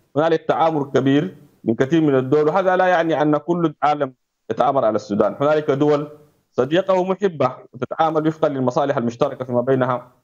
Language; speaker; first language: Arabic; native; Arabic